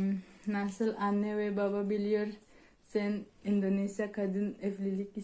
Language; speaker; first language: Turkish; non-native, learner; Indonesian